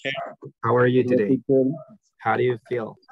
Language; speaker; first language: English; non-native, fluent; Spanish